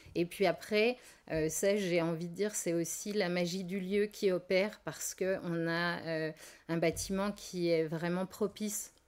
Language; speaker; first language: French; native; French